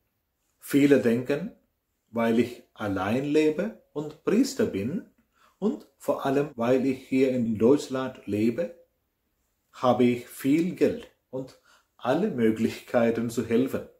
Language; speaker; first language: German; non-native, fluent; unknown